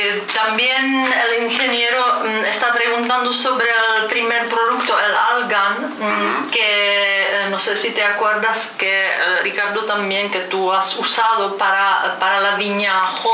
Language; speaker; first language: Spanish; non-native, fluent; Czech